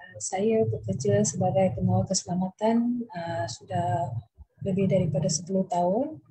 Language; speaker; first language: Malay; non-native, local second language; Tamil